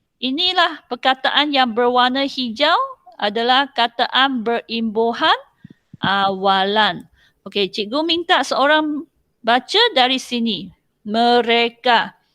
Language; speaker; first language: Malay; non-native, local second language; Chinese